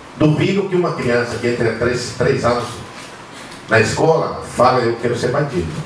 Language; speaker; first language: Portuguese; non-native, fluent; Spanish